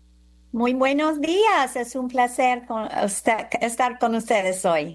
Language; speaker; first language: Spanish; non-native, fluent; English